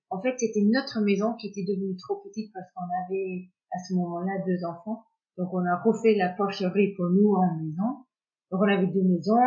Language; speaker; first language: French; non-native, fluent; English